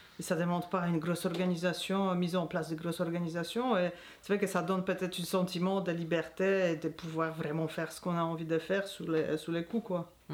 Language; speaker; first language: French; non-native, fluent; Polish